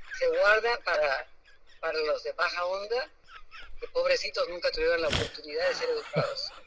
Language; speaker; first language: Spanish; native; Spanish